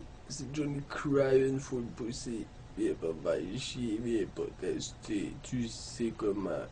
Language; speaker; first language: French; native; French